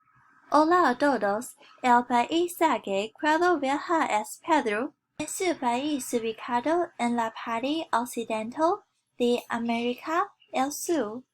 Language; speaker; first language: Spanish; non-native, learner; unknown